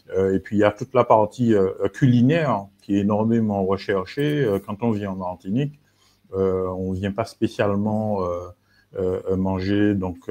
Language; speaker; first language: French; native; French